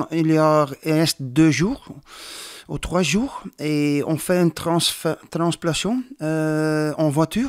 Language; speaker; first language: French; non-native, learner; Dutch